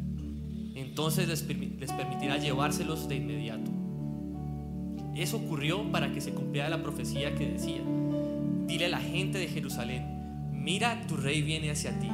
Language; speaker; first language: Spanish; native; Spanish